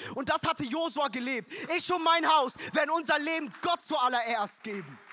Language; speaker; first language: German; native; German